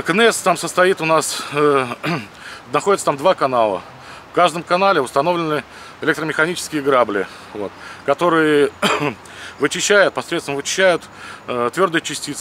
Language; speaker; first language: Russian; native; Russian